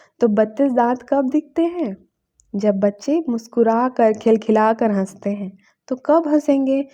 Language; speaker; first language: Hindi; native; Hindi